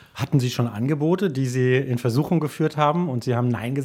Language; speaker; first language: German; native; German